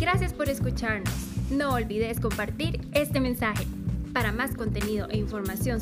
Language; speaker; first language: Spanish; native; Spanish